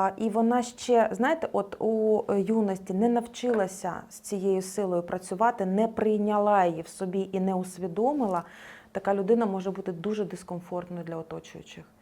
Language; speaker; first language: Ukrainian; non-native, local second language; Russian